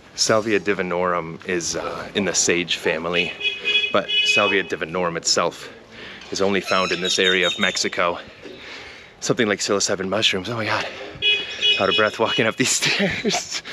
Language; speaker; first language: English; native; English